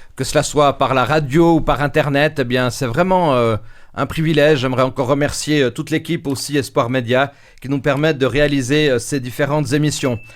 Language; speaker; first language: French; native; French